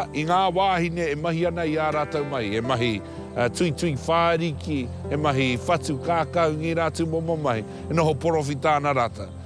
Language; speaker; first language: Māori; native; Māori